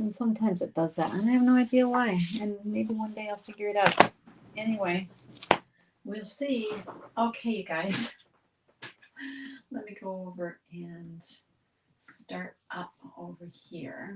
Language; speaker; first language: English; native; English